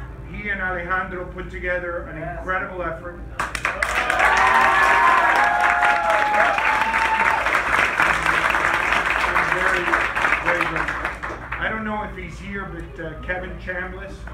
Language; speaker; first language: English; early bilingual, other home language; Spanish